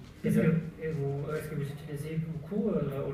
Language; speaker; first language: French; non-native, learner; German